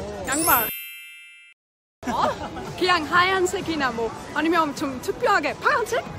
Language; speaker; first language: Korean; non-native, fluent; Dutch